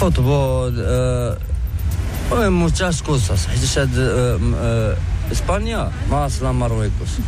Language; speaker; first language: Spanish; non-native, learner; Arabic